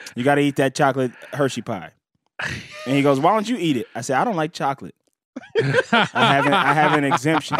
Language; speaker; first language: English; native; English